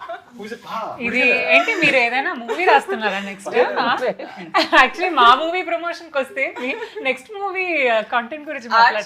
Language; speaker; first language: Telugu; non-native, fluent; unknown